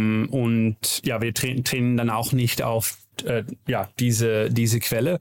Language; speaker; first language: German; non-native, learner; Dutch